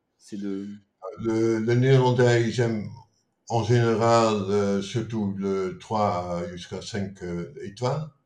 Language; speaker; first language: French; non-native, fluent; Dutch